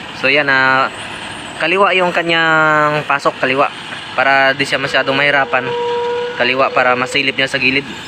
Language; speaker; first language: Filipino; non-native, local second language; Cebuano